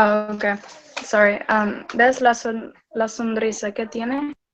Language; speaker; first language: Spanish; non-native, learner; English